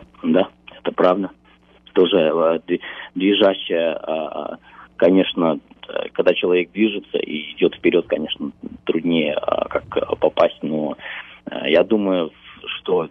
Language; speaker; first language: Russian; early bilingual, heritage; Russian